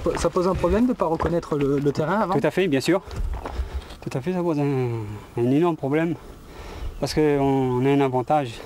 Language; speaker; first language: French; native; French